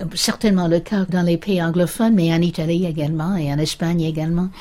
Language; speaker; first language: French; non-native, fluent; English